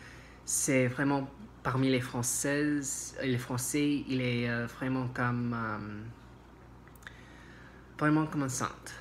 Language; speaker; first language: French; non-native, learner; English